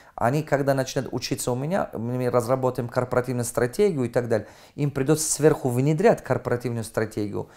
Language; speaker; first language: Russian; non-native, fluent; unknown